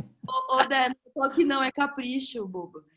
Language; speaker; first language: Portuguese; native; Portuguese